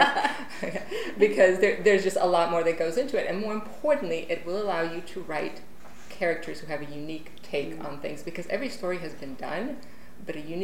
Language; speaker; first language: English; non-native, fluent; Romanian